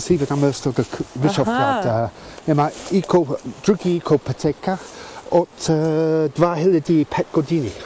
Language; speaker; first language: Bulgarian; non-native, learner; English